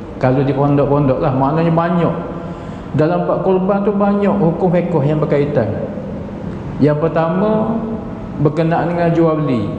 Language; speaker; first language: Malay; native; Malay